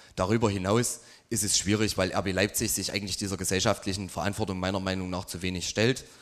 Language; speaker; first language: German; native; German